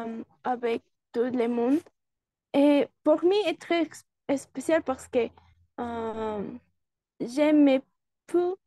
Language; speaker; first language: French; non-native, learner; Spanish